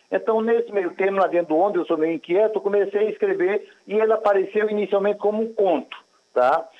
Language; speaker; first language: Portuguese; native; Portuguese